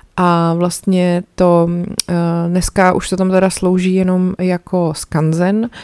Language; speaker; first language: Czech; native; Czech